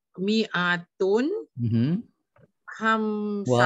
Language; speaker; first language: Arabic; non-native, learner; Malay